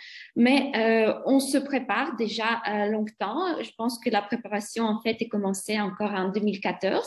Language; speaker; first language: French; non-native, fluent; Ukrainian